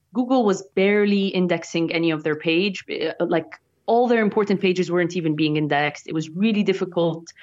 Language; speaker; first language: English; non-native, fluent; Arabic